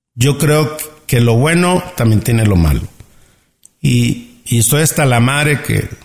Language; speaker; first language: Spanish; native; Spanish